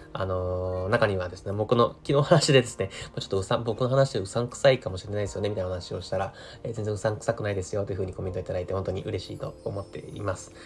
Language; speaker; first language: Japanese; native; Japanese